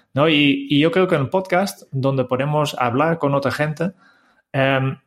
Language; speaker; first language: Spanish; non-native, fluent; Dutch